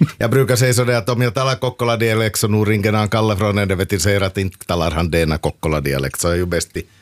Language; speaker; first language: Swedish; native; Swedish